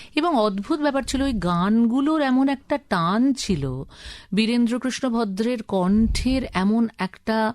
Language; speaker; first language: Bangla; native; Bangla